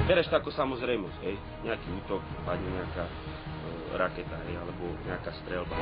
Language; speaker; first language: Slovak; native; Slovak